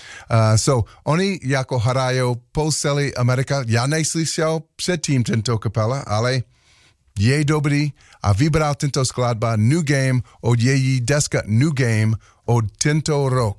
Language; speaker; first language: Czech; non-native, learner; English